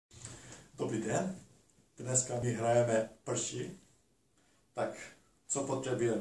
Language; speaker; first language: Czech; non-native, learner; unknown